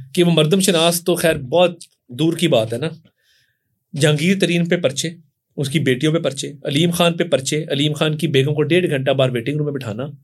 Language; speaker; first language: Urdu; non-native, local second language; Punjabi